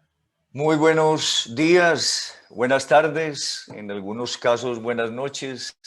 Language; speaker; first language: Spanish; native; Spanish